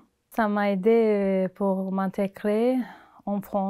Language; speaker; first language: French; non-native, learner; Turkish